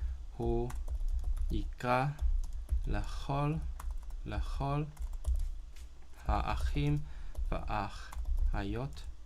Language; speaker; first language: Hebrew; non-native, learner; Cantonese